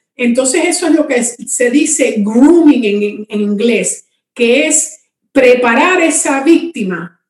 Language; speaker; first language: Spanish; native; Spanish